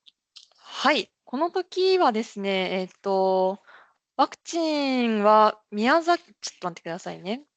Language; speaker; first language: Japanese; native; Japanese